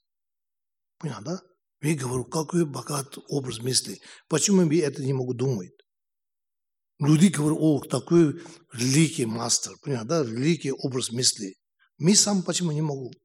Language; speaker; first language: Russian; non-native, learner; Tibetan